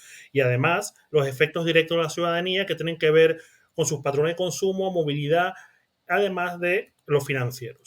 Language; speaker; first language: Spanish; native; Spanish